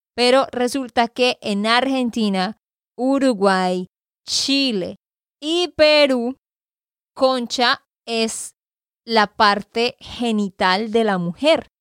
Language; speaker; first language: Spanish; native; Spanish